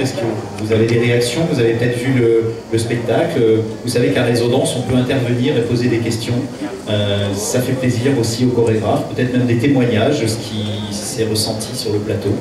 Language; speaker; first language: French; native; French